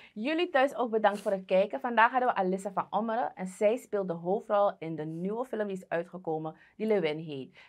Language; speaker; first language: Dutch; native; Dutch